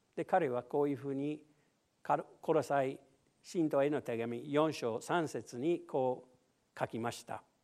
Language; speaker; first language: Japanese; non-native, fluent; English